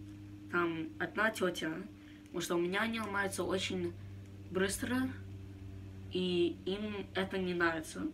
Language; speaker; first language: Russian; early bilingual, heritage; Russian